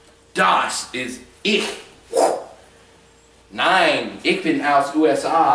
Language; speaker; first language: German; non-native, learner; English